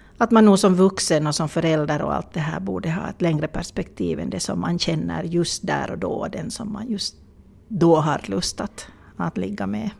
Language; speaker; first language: Swedish; native; Swedish